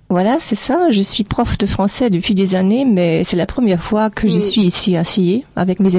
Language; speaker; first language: French; non-native, fluent; German